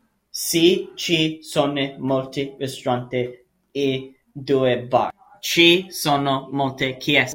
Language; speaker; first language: Italian; non-native, learner; English